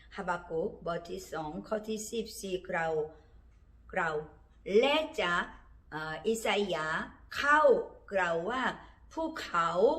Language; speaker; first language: Thai; non-native, learner; Korean